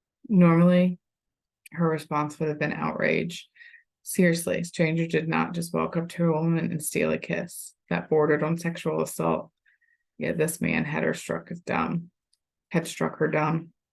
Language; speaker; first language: English; native; English